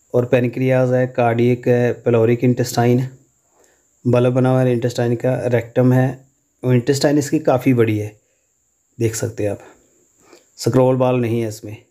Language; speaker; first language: Urdu; non-native, local second language; Punjabi